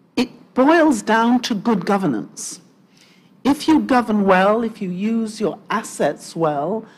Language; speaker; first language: English; native; English